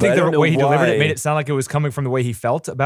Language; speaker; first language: English; native; English